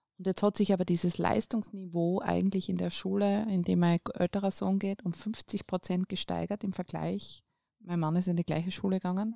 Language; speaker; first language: German; native; German